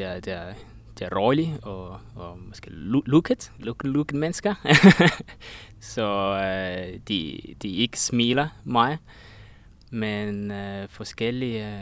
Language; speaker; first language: Danish; non-native, learner; Estonian